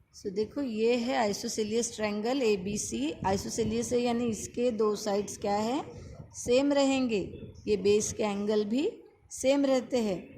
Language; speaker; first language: Hindi; non-native, local second language; Marathi